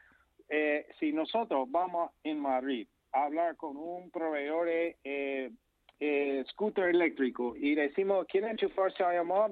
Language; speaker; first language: Spanish; non-native, fluent; English